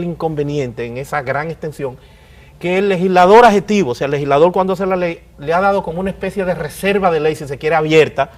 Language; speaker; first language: Spanish; native; Spanish